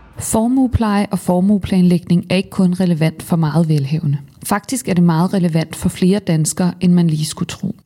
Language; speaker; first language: Danish; native; Danish